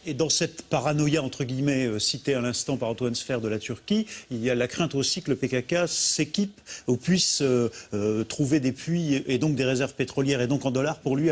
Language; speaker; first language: French; native; French